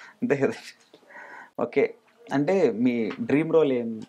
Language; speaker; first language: Telugu; native; Telugu